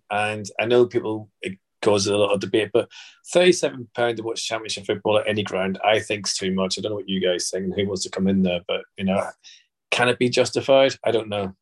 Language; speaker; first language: English; native; English